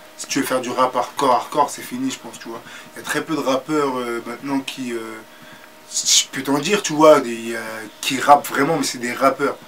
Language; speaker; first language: French; native; French